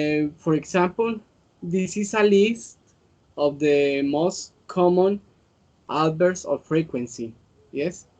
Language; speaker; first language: English; non-native, learner; Spanish